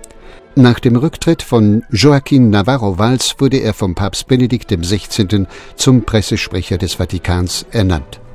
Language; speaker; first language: German; native; German